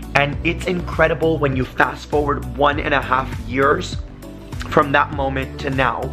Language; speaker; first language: English; native; English